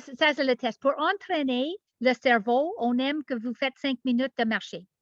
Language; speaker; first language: French; non-native, learner; English